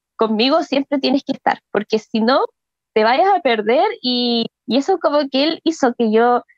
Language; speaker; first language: Spanish; native; Spanish